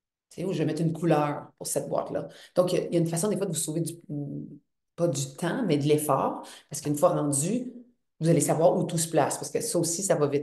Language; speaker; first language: French; native; French